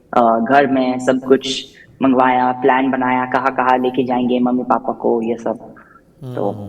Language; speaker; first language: Hindi; non-native, fluent; English